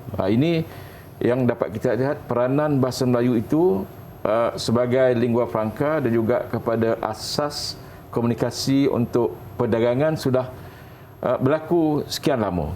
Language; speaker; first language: Malay; native; Malay